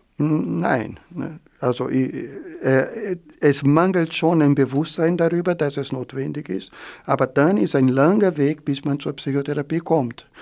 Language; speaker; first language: German; non-native, fluent; Portuguese